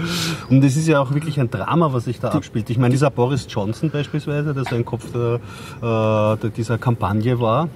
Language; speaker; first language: German; native; German